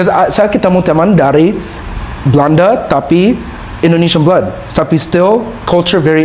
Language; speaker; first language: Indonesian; non-native, learner; English